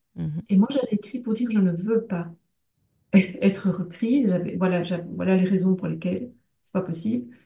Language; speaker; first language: French; native; French